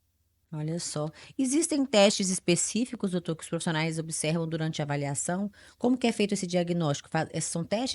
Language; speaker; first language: Portuguese; native; Portuguese